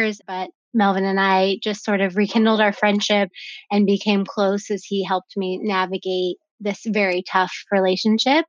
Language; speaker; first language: English; native; English